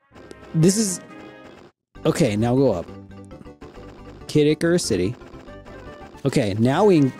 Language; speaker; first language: English; native; English